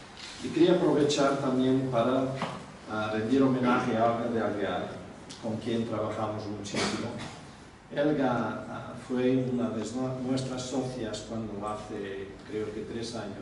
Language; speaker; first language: Spanish; non-native, fluent; Portuguese